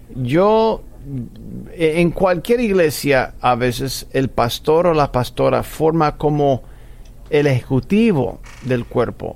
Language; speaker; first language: Spanish; non-native, fluent; English